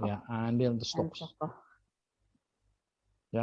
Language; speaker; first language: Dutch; non-native, fluent; Indonesian